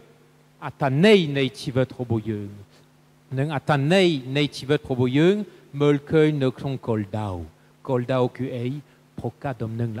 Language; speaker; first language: Khmer; non-native, fluent; French